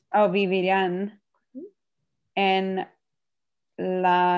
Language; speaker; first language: Spanish; non-native, learner; English